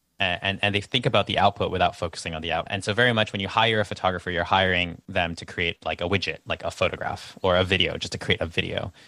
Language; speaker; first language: English; native; English